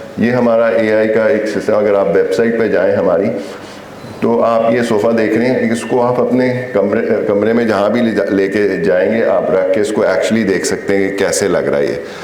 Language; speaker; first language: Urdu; native; Urdu